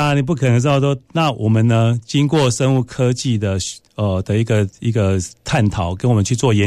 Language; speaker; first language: Chinese; native; Chinese